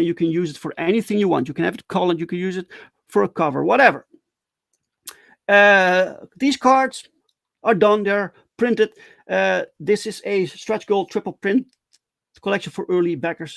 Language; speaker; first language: English; non-native, fluent; Dutch